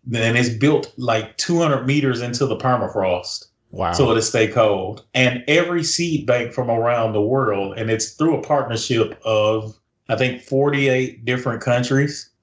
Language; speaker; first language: English; native; English